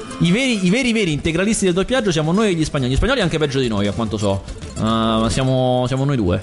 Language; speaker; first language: Italian; native; Italian